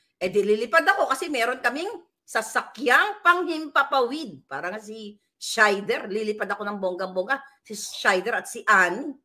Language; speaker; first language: Filipino; native; Filipino